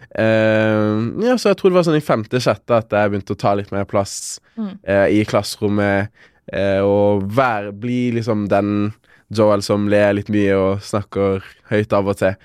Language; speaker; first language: Norwegian; early bilingual, other home language; Kinyarwanda